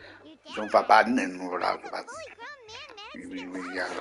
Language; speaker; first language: German; non-native, learner; Vietnamese